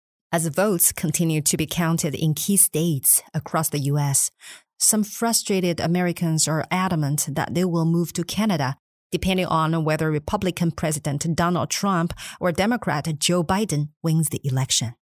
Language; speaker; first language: English; non-native, fluent; Chinese